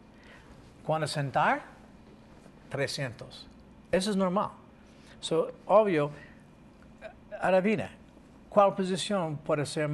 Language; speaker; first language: Spanish; non-native, learner; English